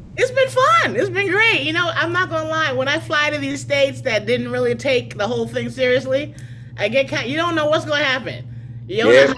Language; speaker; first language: English; native; English